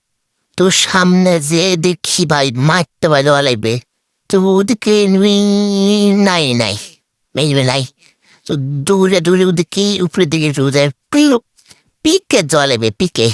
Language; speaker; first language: Bangla; native; Bangla